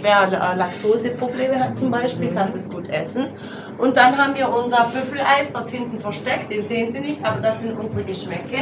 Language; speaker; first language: German; non-native, fluent; Italian